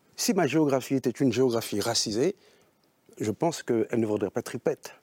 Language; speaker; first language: French; native; French